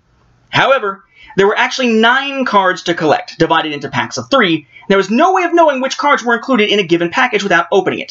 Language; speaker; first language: English; native; English